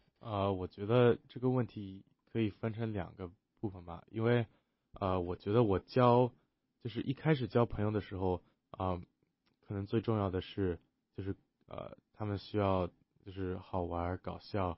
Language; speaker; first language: Chinese; early bilingual, heritage; Chinese